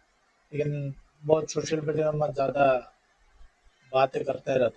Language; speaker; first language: Hindi; non-native, learner; Bangla